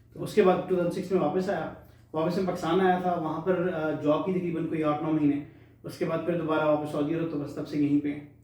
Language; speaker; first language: Urdu; early bilingual, heritage; Urdu